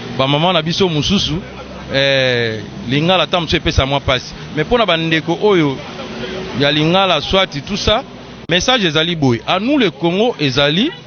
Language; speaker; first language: Lingala; non-native, local second language; Kituba (Democratic Republic of Congo)